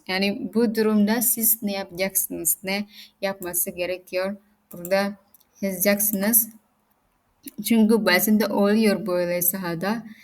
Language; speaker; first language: Turkish; non-native, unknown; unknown